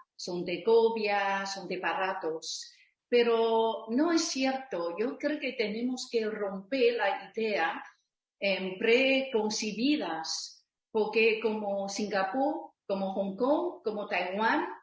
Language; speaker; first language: Spanish; non-native, learner; Chinese